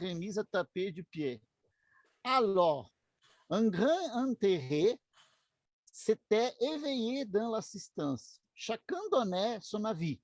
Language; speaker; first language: French; non-native, learner; Portuguese